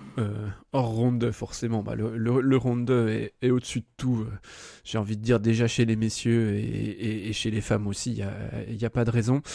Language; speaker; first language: French; native; French